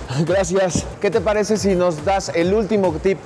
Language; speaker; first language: Spanish; native; Spanish